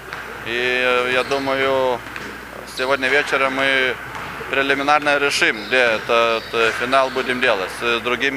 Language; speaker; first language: Russian; non-native, fluent; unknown